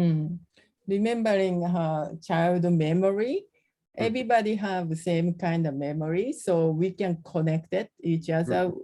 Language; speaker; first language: English; non-native, learner; Japanese